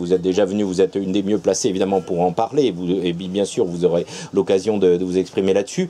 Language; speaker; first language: French; native; French